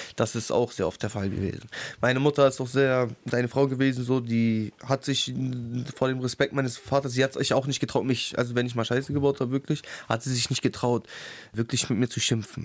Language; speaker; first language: German; early bilingual, other home language; Russian